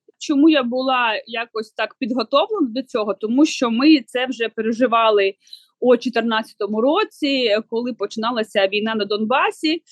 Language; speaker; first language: Ukrainian; non-native, local second language; Russian